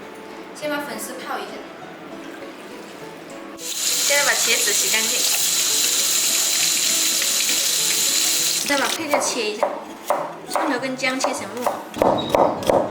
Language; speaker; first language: Chinese; native; Chinese